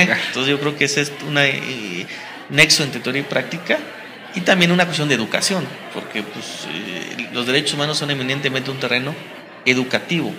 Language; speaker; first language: Spanish; native; Spanish